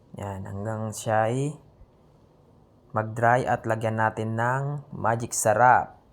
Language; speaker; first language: Filipino; non-native, local second language; Iloko